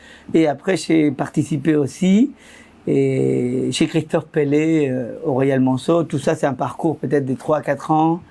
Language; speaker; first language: French; non-native, fluent; Spanish